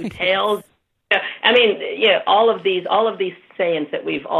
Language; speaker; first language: English; native; English